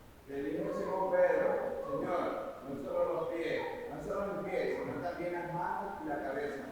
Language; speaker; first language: Spanish; native; Spanish